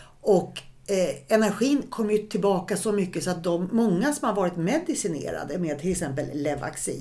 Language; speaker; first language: Swedish; native; Swedish